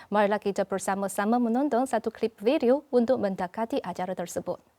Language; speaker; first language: Malay; non-native, fluent; Chinese